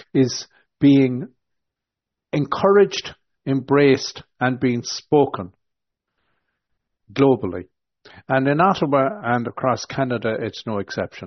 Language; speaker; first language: English; native; English